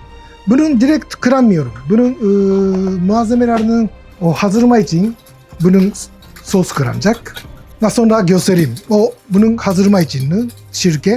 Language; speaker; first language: Turkish; non-native, learner; Japanese